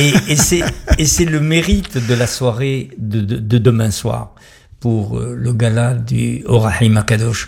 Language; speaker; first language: French; native; French